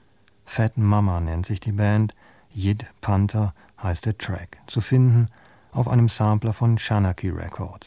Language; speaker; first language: German; native; German